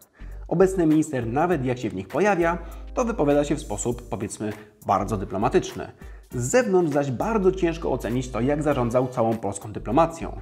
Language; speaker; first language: Polish; native; Polish